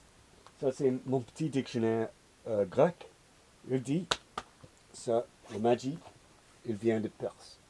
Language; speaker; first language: French; non-native, learner; English